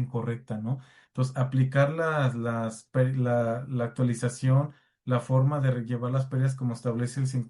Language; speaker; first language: Spanish; native; Spanish